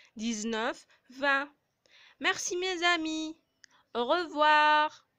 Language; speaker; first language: French; non-native, local second language; Arabic